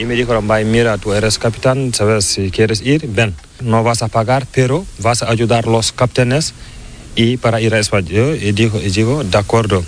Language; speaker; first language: Spanish; non-native, learner; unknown